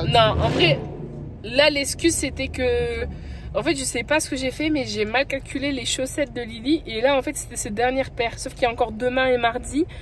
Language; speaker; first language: French; native; French